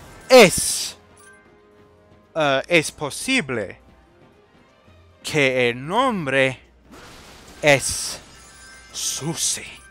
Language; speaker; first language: Spanish; non-native, learner; English